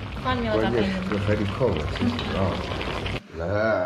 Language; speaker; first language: Chinese; non-native, local second language; Kazakh